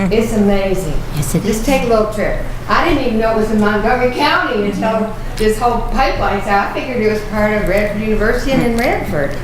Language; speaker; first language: English; native; English